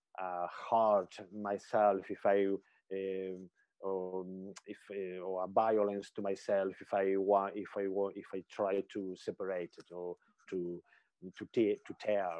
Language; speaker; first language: English; non-native, learner; Spanish